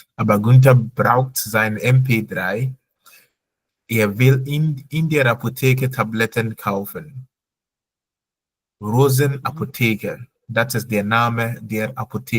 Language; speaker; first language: German; non-native, fluent; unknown